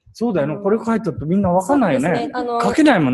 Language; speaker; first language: Japanese; native; Japanese